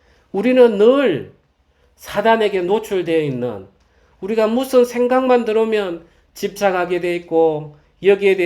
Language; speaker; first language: Korean; native; Korean